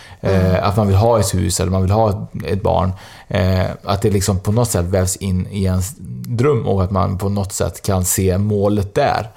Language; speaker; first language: Swedish; native; Swedish